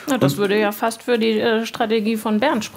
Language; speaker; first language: German; native; German